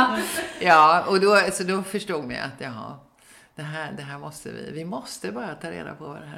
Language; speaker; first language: Swedish; native; Swedish